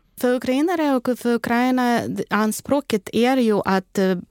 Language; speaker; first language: Swedish; non-native, fluent; Ukrainian